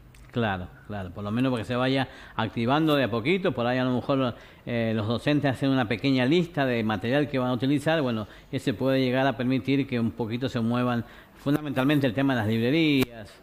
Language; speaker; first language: Spanish; native; Spanish